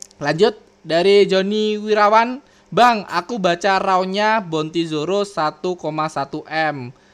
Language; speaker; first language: Indonesian; native; Indonesian